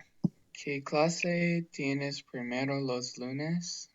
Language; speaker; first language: Spanish; non-native, learner; English